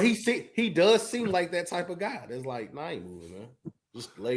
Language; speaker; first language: English; native; English